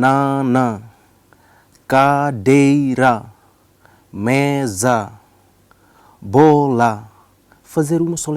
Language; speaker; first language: Portuguese; non-native, learner; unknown